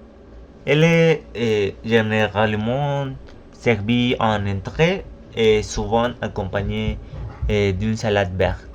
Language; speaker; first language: French; non-native, learner; Spanish